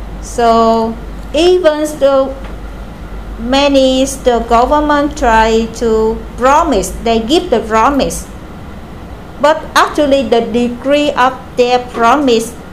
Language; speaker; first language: English; non-native, learner; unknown